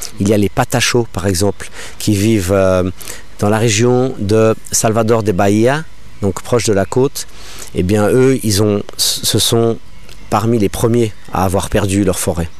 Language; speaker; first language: French; non-native, local second language; English